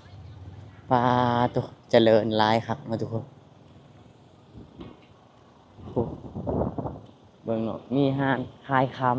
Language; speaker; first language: Thai; non-native, local second language; Lao